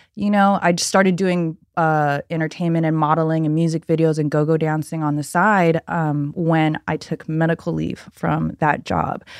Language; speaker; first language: English; early bilingual, other home language; Filipino